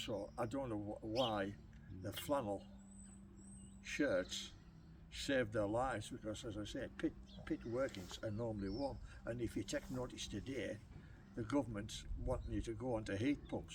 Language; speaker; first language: English; native; English